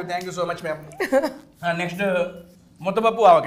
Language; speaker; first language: Telugu; native; Telugu